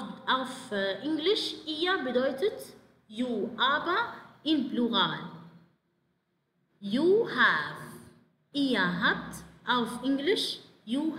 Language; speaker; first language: German; non-native, fluent; Arabic